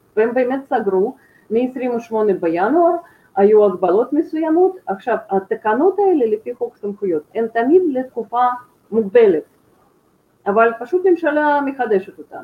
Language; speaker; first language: Hebrew; non-native, fluent; Russian